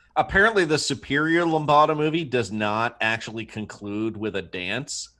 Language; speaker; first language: English; native; English